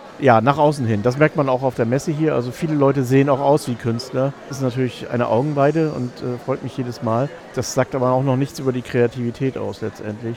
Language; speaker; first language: German; native; German